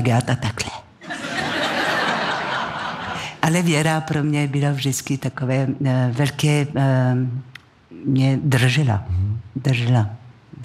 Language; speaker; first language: Czech; non-native, fluent; French